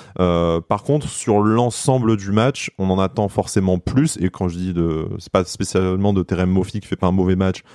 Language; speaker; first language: French; native; French